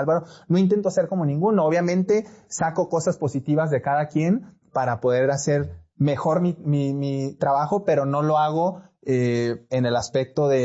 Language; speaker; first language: Spanish; native; Spanish